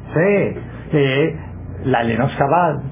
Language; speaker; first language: Spanish; non-native, learner; English